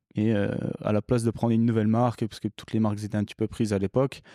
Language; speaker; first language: French; early bilingual, other home language; English